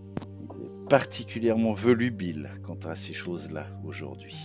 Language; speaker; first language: French; native; French